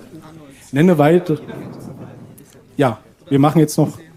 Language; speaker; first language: German; native; German